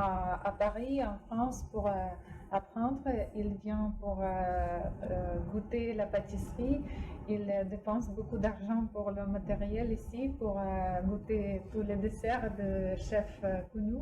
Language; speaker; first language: French; non-native, fluent; Russian